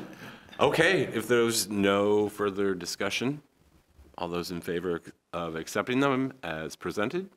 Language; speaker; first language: English; native; English